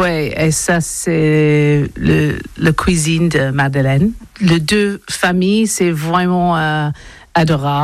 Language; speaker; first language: French; non-native, learner; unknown